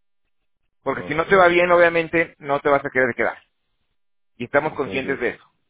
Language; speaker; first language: Spanish; native; Spanish